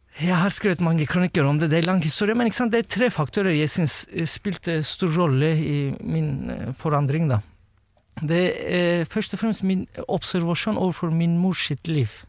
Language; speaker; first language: Norwegian; non-native, fluent; Turkish